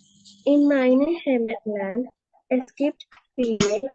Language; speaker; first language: German; non-native, learner; Malayalam